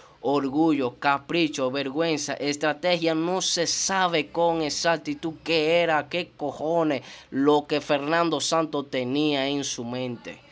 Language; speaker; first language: Spanish; native; Spanish